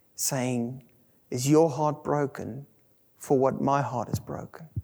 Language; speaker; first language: English; non-native, local second language; Afrikaans